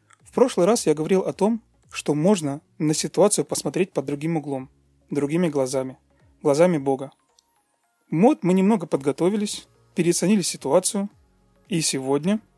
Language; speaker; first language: Russian; native; Russian